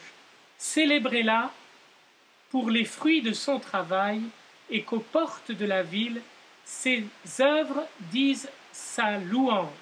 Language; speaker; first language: French; native; French